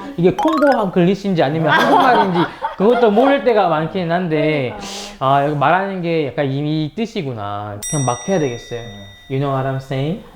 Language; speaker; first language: Korean; early bilingual, other home language; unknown